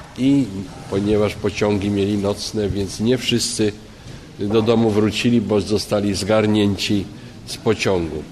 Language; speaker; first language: Polish; native; Polish